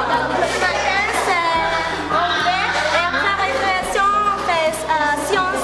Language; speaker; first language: French; non-native, learner; Malagasy